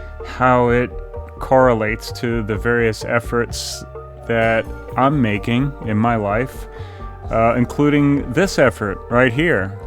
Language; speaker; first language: English; native; English